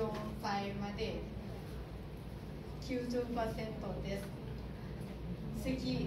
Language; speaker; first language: Japanese; non-native, learner; Thai